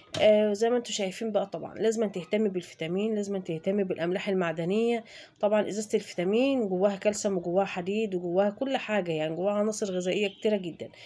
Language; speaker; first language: Arabic; native; Arabic